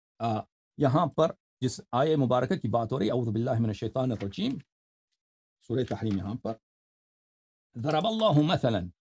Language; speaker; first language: Urdu; non-native, fluent; Persian